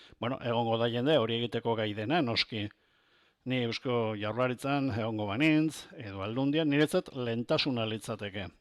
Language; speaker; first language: Basque; non-native, local second language; Spanish